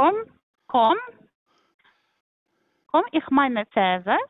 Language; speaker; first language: German; non-native, learner; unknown